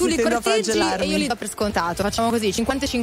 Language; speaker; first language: Italian; native; Italian